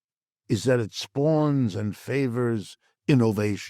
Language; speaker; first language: English; native; English